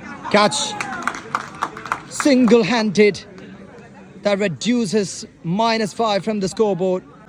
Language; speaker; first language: English; non-native, local second language; Malayalam